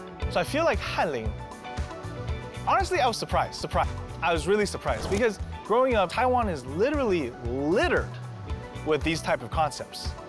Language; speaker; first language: English; non-native, fluent; Chinese